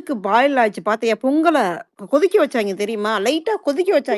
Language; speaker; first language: Tamil; native; Tamil